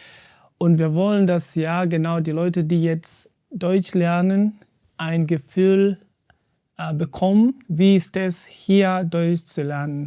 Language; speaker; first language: German; non-native, learner; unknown